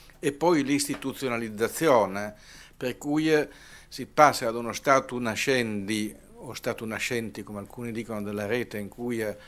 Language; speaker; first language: Italian; native; Italian